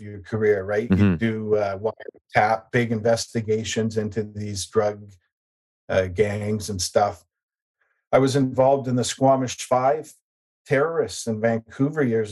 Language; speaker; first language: English; native; English